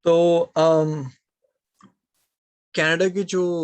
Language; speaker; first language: Urdu; native; Urdu